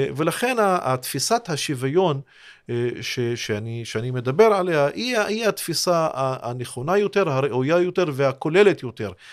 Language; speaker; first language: Hebrew; non-native, local second language; Arabic